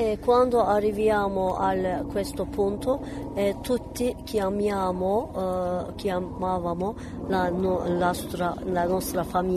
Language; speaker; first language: Italian; non-native, learner; Kurdish